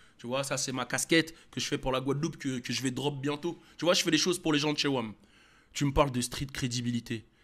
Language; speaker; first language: French; native; French